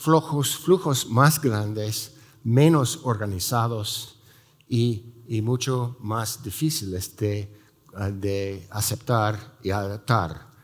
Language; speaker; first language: Spanish; non-native, fluent; English